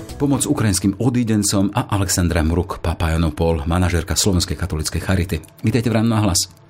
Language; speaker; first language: Slovak; native; Slovak